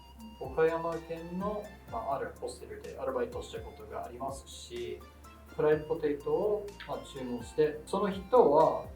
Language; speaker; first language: Japanese; non-native, fluent; English